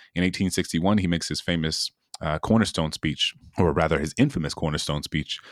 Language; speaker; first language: English; native; English